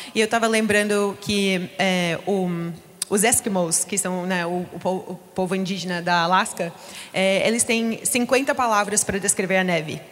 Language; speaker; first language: Portuguese; non-native, fluent; English